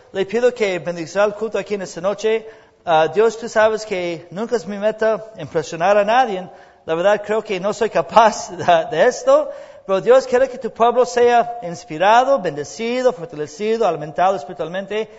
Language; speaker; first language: Spanish; non-native, fluent; English